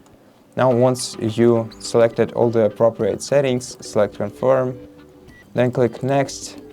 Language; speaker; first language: English; non-native, fluent; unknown